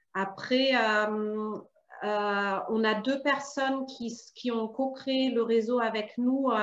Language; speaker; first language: French; non-native, fluent; German